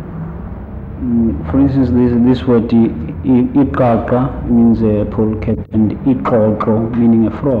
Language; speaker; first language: English; non-native, local second language; Zulu